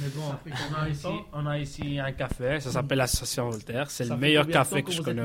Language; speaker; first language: French; non-native, fluent; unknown